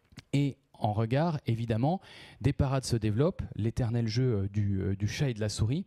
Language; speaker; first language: French; native; French